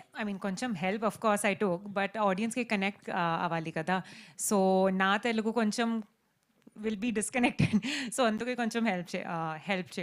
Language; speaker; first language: Telugu; non-native, learner; Hindi